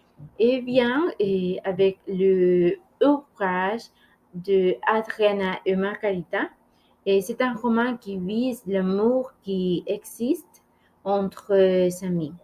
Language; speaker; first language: French; non-native, learner; Spanish